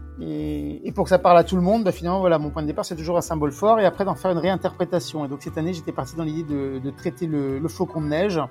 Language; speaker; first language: French; native; French